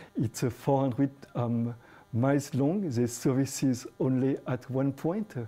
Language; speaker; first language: English; non-native, fluent; French